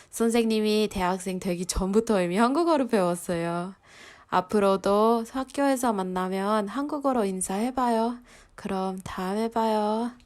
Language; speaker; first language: Korean; non-native, fluent; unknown